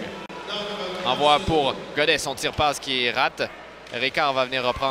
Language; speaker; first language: French; native; French